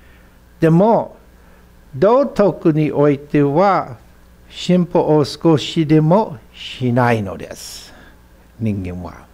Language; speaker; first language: Japanese; non-native, fluent; English